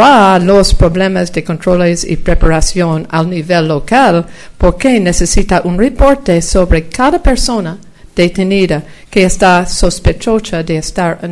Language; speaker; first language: Spanish; non-native, fluent; English